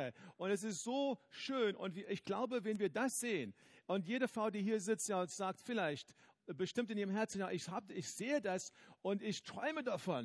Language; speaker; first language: German; non-native, fluent; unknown